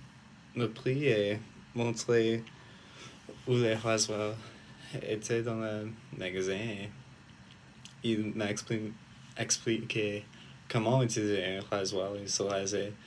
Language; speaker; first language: French; non-native, learner; English